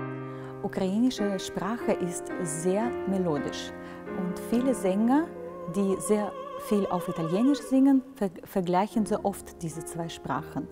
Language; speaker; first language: German; non-native, fluent; Ukrainian